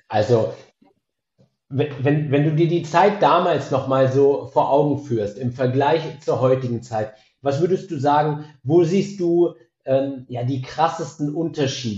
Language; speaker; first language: German; native; German